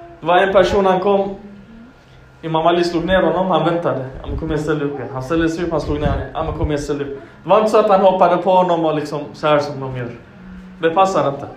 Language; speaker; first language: Swedish; non-native, fluent; Arabic